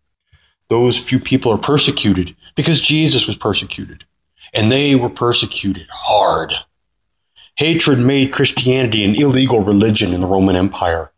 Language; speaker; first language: English; native; English